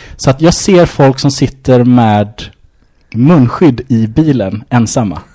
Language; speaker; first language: Swedish; early bilingual, other home language; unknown